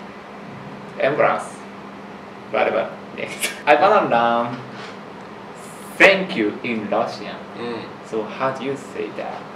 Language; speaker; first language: English; non-native, learner; Japanese